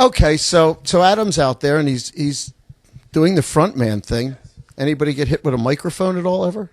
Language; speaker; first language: English; native; English